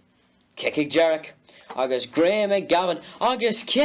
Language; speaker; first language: Irish; non-native, local second language; English